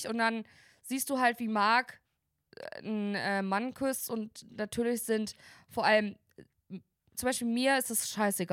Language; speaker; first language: German; native; German